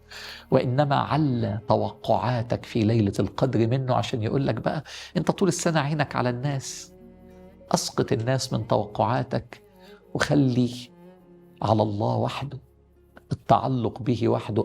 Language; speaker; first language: Arabic; native; Arabic